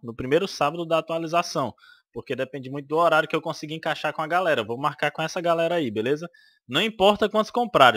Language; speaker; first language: Portuguese; native; Portuguese